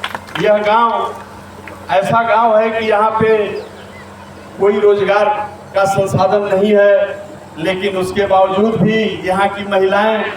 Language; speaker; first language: Hindi; native; Hindi